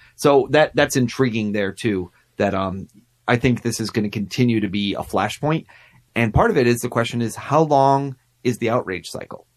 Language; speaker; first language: English; native; English